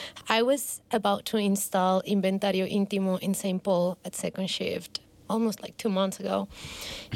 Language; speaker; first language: English; non-native, fluent; Spanish